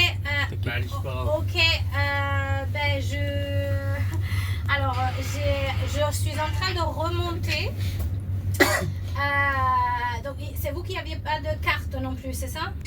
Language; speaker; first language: French; native; French